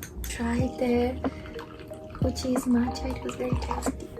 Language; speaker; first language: English; non-native, fluent; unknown